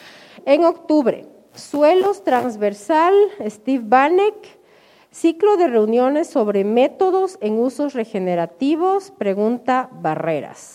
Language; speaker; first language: Spanish; native; Spanish